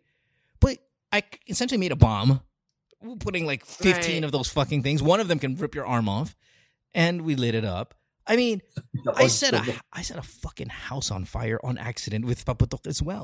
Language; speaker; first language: English; non-native, local second language; Filipino